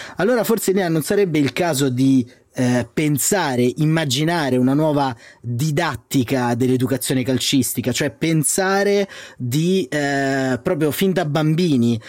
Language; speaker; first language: Italian; native; Italian